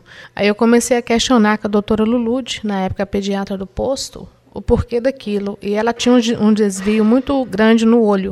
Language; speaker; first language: Portuguese; native; Portuguese